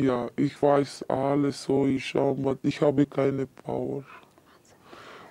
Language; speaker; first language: German; non-native, learner; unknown